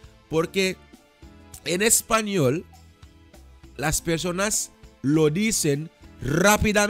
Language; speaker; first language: Spanish; non-native, fluent; Dutch